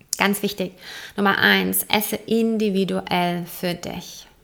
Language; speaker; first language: German; native; German